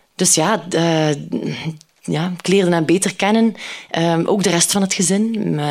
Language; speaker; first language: Dutch; native; Dutch